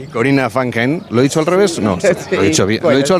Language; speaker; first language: Spanish; native; Spanish